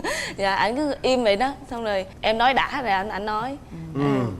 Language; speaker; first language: Vietnamese; native; Vietnamese